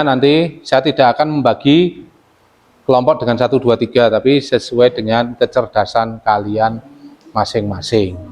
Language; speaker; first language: Indonesian; native; Indonesian